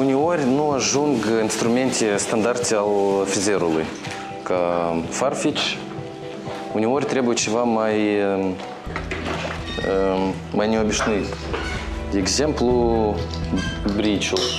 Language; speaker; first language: Romanian; non-native, local second language; Russian